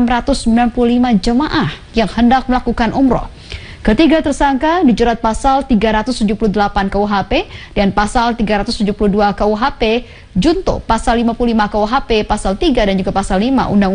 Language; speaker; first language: Indonesian; native; Indonesian